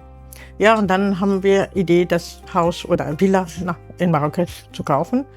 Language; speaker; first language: German; non-native, learner; Arabic